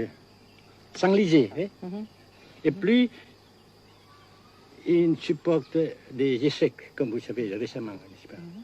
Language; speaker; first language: French; non-native, local second language; Vietnamese